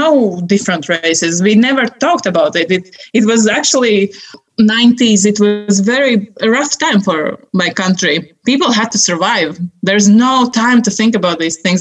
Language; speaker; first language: English; non-native, fluent; Latvian